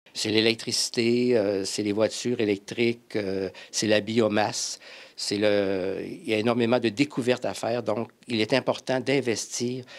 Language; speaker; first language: French; native; French